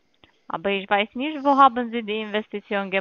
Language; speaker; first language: German; non-native, learner; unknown